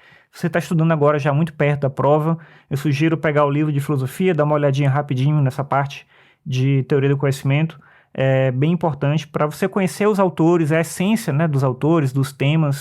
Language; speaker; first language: Portuguese; native; Portuguese